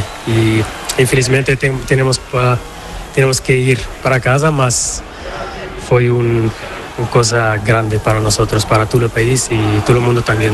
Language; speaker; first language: Spanish; non-native, learner; Portuguese